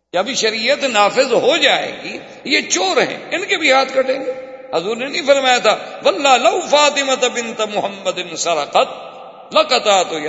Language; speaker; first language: Urdu; native; Urdu